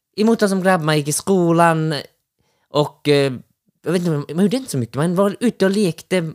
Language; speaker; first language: Swedish; early bilingual, other home language; Finnish